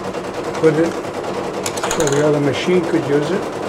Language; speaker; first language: English; native; English